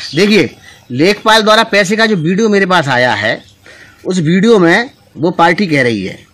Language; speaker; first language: Hindi; native; Hindi